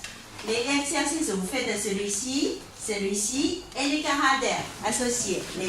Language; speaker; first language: French; non-native, fluent; Chinese